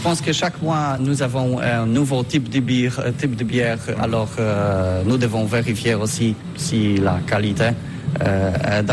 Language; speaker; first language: French; non-native, learner; Polish